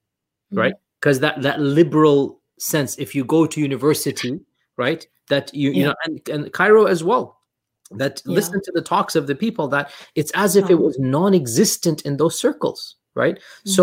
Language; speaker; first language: English; native; English